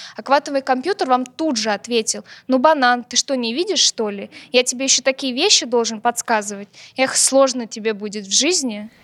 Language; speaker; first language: Russian; native; Russian